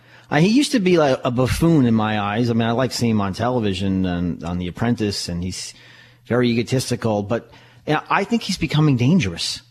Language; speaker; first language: English; native; English